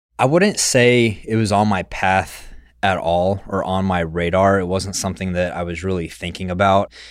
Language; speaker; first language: English; native; English